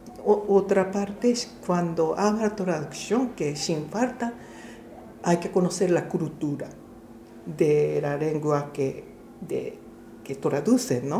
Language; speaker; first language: Spanish; non-native, fluent; Japanese